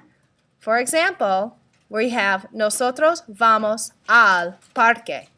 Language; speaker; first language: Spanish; non-native, fluent; English